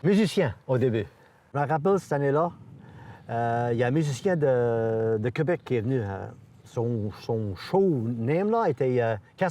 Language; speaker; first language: French; native; French